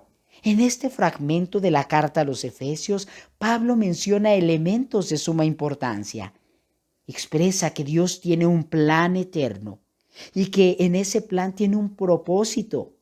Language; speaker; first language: Spanish; native; Spanish